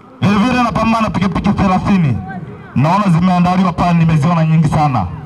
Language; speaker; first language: Swahili; non-native, fluent; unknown